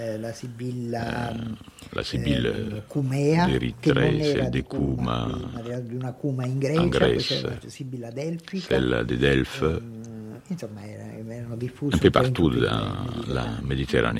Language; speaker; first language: French; non-native, fluent; Italian